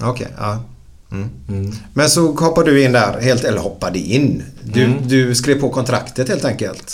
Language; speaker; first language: Swedish; native; Swedish